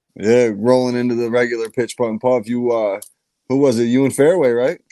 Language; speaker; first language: English; native; English